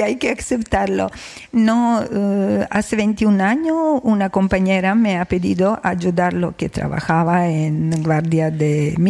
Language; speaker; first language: Spanish; non-native, learner; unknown